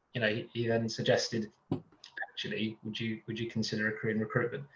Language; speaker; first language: English; native; English